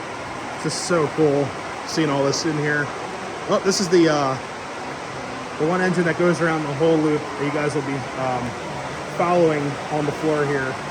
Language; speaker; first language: English; native; English